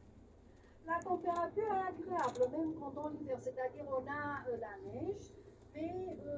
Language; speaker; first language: French; non-native, fluent; Romanian